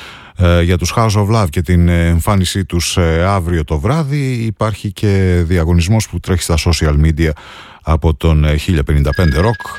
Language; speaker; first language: Greek; native; Greek